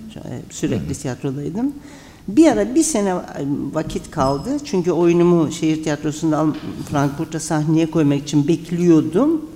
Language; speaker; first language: Turkish; native; Turkish